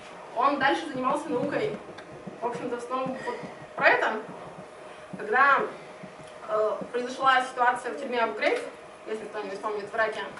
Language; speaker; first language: Russian; native; Russian